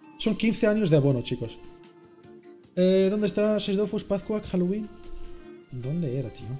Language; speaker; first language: Spanish; native; Spanish